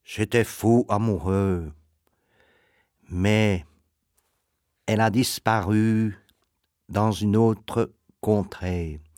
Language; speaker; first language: French; native; French